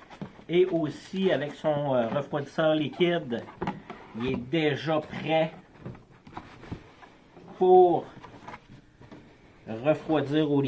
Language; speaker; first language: French; native; French